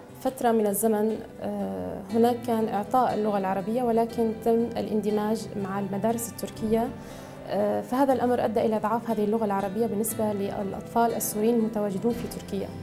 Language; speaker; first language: Arabic; native; Arabic